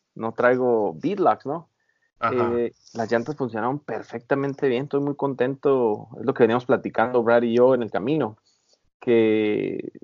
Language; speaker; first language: Spanish; native; Spanish